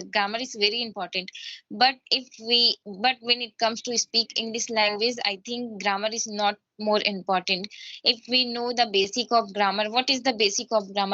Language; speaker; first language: English; non-native, learner; Hindi